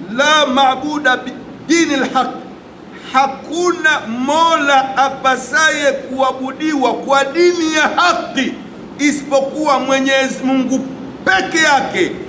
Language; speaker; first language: Swahili; native; Swahili